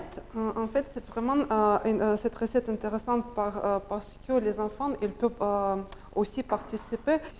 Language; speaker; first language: French; non-native, learner; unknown